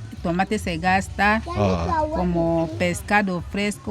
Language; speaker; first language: Spanish; non-native, local second language; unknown